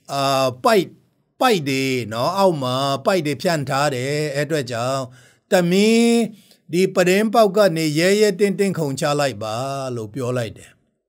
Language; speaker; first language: Burmese; non-native, local second language; Tedim Chin